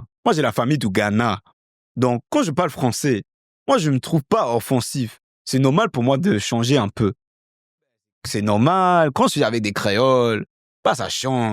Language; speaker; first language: French; non-native, fluent; English